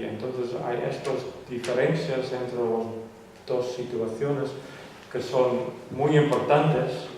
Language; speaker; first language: Spanish; non-native, fluent; Western Frisian